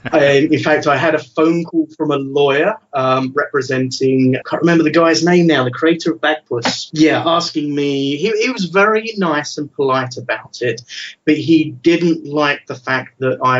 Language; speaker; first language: English; native; English